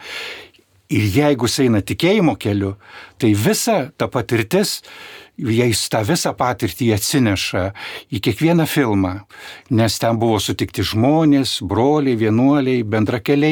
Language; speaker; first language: Lithuanian; native; Lithuanian